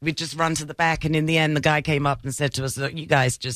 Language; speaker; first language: English; native; English